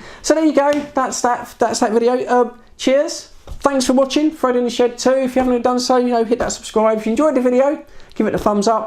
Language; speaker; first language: English; native; English